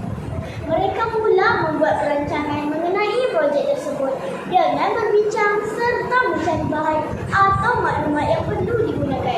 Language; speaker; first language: Malay; native; Malay